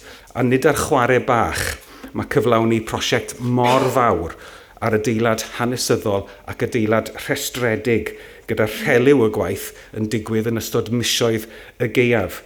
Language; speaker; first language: Welsh; native; Welsh